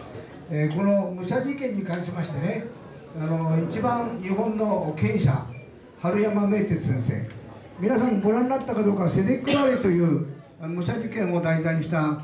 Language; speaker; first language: Japanese; native; Japanese